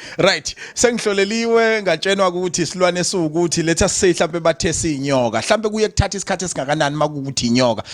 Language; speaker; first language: Zulu; native; Zulu